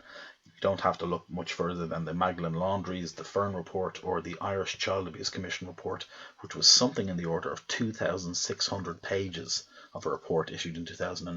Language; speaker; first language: English; native; English